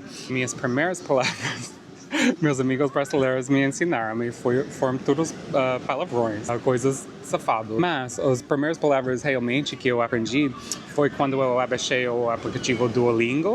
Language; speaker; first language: Portuguese; non-native, fluent; English